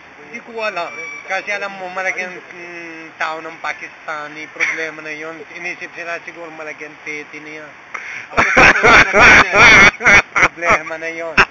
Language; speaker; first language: Filipino; non-native, learner; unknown